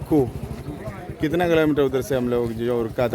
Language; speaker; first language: Hindi; non-native, local second language; Malayalam